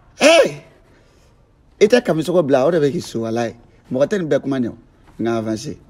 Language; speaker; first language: French; non-native, local second language; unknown